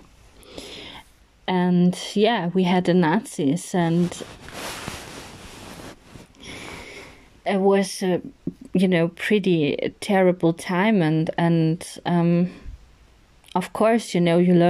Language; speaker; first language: English; non-native, fluent; German